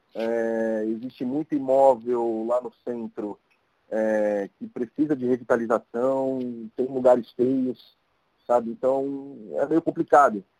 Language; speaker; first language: Portuguese; native; Portuguese